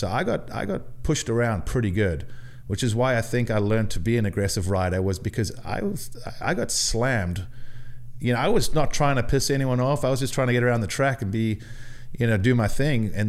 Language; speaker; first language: English; native; English